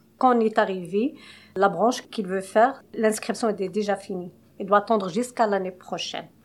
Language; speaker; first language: French; non-native, local second language; Arabic